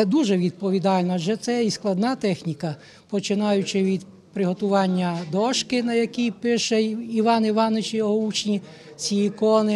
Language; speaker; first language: Ukrainian; native; Ukrainian